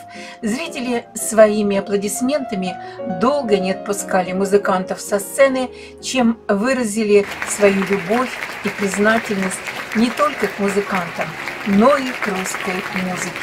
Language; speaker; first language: Russian; native; Russian